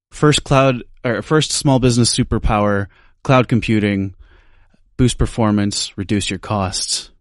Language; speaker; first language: English; native; English